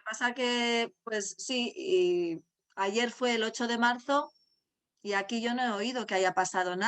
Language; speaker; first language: Spanish; non-native, local second language; Basque